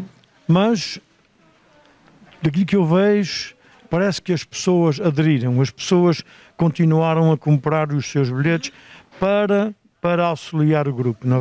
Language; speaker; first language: Portuguese; native; Portuguese